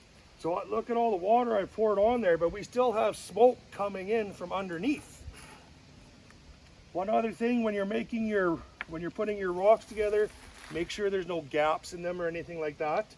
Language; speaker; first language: English; native; English